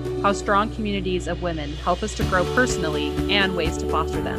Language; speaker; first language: English; native; English